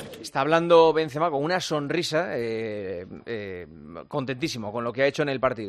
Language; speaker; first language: Spanish; native; Spanish